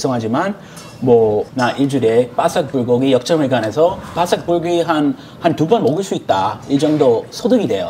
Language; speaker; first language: Korean; non-native, fluent; English